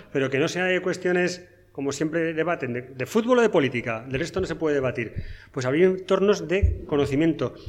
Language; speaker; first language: Spanish; native; Spanish